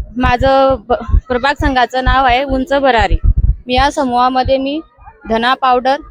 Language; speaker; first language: Marathi; non-native, local second language; Lambadi